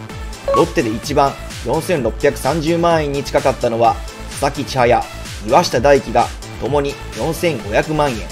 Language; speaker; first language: Japanese; native; Japanese